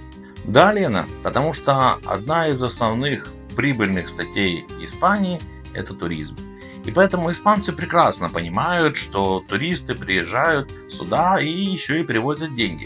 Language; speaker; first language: Russian; native; Russian